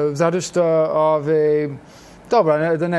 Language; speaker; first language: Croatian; non-native, fluent; English